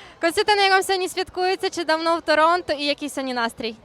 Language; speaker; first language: Ukrainian; native; Ukrainian